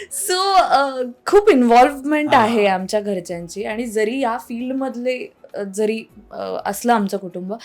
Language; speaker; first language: Marathi; native; Marathi